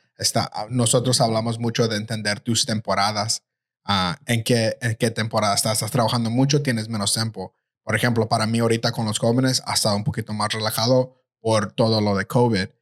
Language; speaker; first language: Spanish; early bilingual, heritage; Spanish